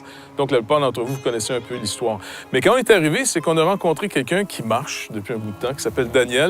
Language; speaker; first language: French; native; French